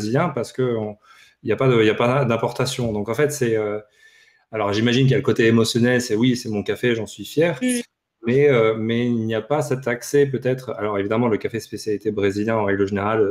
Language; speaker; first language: French; native; French